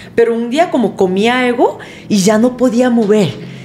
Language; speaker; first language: Spanish; non-native, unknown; Korean